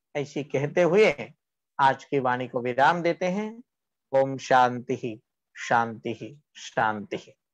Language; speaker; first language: Hindi; non-native, local second language; Marathi